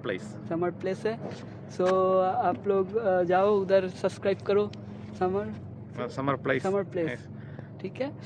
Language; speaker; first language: Hindi; non-native, local second language; Malayalam